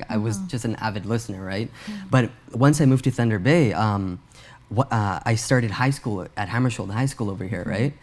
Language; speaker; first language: English; early bilingual, other home language; Urdu